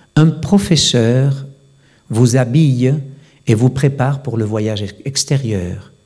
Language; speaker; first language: French; non-native, fluent; Spanish